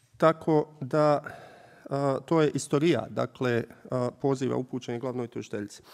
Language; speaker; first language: Bosnian; native; Bosnian